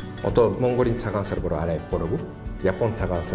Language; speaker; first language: Mongolian; non-native, fluent; Japanese